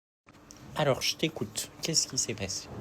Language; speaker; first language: French; native; French